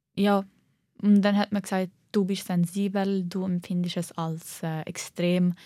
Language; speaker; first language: German; early bilingual, heritage; Arabic